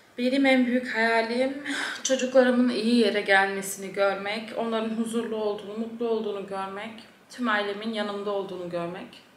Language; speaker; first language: Turkish; early bilingual, heritage; Turkish